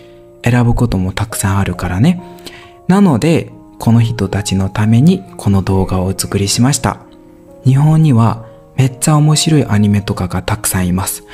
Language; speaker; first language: Japanese; non-native, learner; Burmese